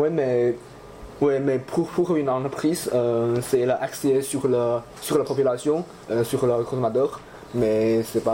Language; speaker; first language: French; non-native, learner; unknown